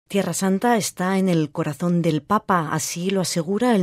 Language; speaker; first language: Spanish; native; Spanish